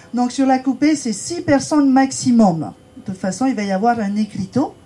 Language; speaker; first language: French; native; French